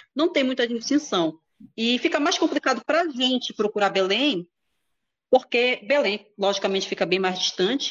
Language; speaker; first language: Portuguese; native; Portuguese